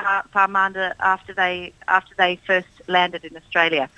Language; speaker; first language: English; early bilingual, other home language; Dutch